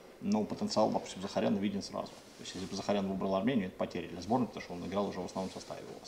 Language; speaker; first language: Russian; native; Russian